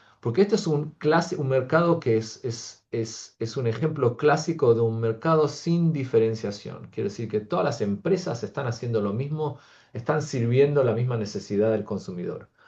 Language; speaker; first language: Spanish; early bilingual, heritage; Spanish